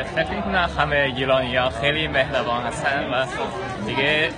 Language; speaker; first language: Persian; non-native, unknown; Chinese